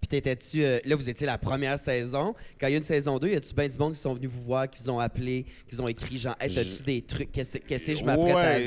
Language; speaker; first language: French; native; French